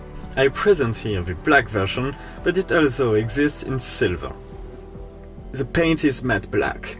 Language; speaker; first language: English; non-native, fluent; French